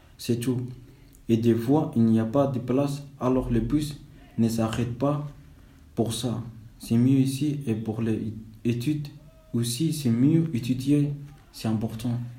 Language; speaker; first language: French; non-native, fluent; Somali